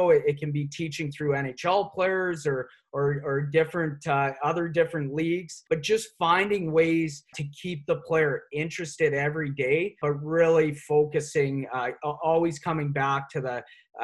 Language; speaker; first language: English; native; English